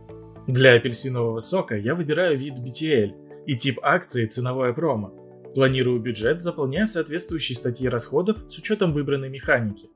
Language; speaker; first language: Russian; native; Russian